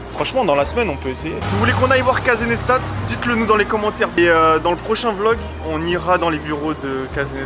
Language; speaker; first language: French; native; French